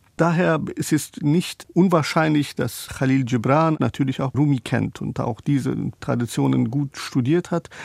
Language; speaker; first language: German; non-native, fluent; Persian